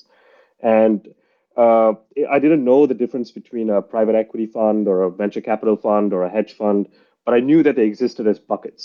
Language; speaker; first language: English; non-native, local second language; Tamil